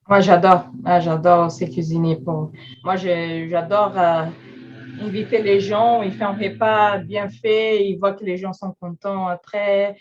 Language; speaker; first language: French; non-native, fluent; Portuguese